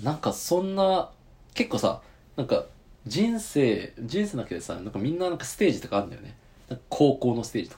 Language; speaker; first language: Japanese; early bilingual, heritage; Japanese